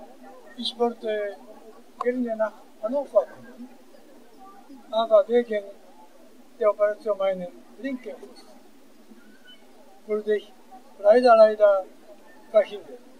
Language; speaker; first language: German; non-native, fluent; Japanese